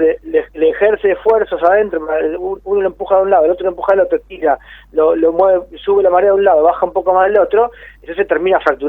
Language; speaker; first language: Spanish; native; Spanish